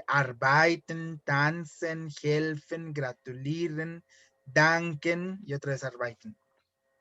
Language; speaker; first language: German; non-native, fluent; Spanish